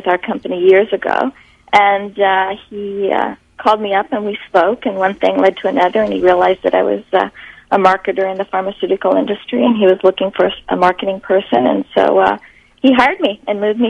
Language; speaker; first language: English; native; English